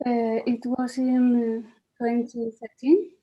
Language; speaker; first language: English; non-native, learner; Spanish